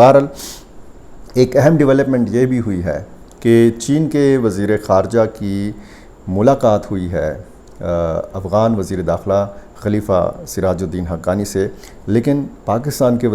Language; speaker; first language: Urdu; native; Urdu